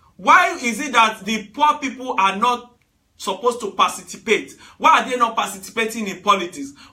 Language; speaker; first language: English; non-native, local second language; Yoruba